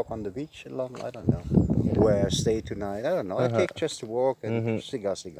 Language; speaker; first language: English; non-native, learner; German